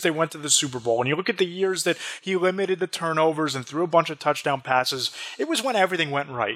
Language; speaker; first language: English; native; English